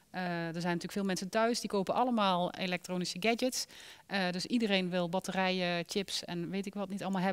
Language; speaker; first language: Dutch; native; Dutch